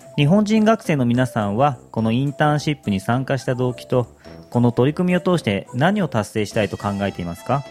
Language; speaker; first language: Japanese; native; Japanese